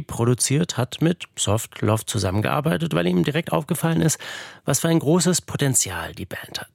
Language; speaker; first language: German; native; German